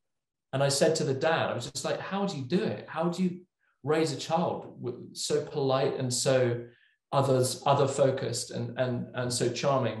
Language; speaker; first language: English; native; English